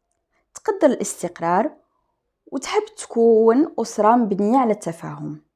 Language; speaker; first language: Arabic; native; Arabic